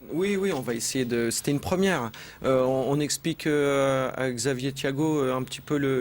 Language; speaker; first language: French; native; French